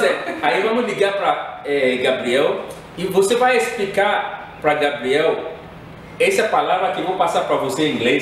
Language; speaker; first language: Portuguese; non-native, fluent; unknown